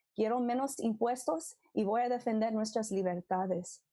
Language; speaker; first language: Spanish; early bilingual, heritage; Spanish